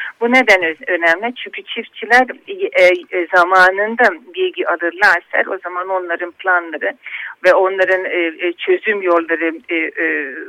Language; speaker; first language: Turkish; non-native, fluent; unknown